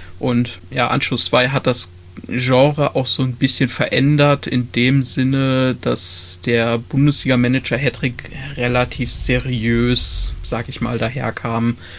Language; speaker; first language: German; native; German